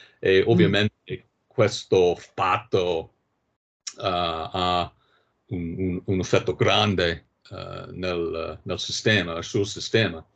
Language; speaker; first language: Italian; non-native, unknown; English